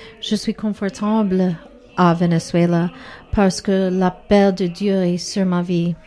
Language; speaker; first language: French; non-native, learner; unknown